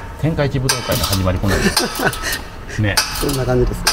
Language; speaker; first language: Japanese; native; Japanese